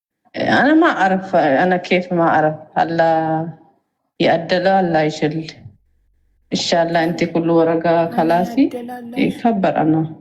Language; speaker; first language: Arabic; non-native, learner; Amharic